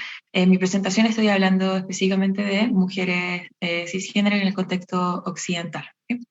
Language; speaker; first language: Spanish; native; Spanish